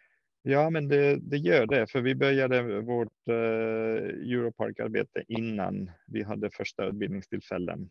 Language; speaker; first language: Swedish; non-native, fluent; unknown